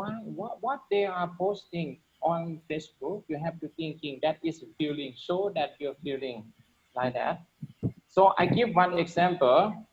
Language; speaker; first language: English; non-native, learner; Lao